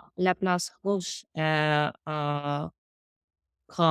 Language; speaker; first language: French; non-native, learner; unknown